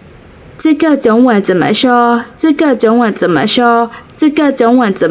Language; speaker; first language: Chinese; non-native, learner; Burmese